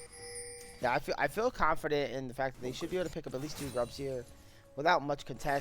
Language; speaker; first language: English; native; English